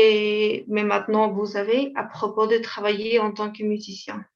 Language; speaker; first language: French; non-native, fluent; Spanish